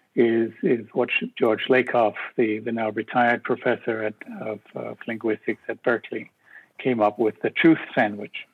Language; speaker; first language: English; non-native, fluent; Danish